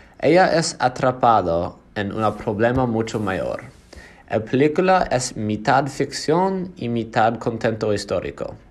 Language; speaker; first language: Spanish; non-native, learner; English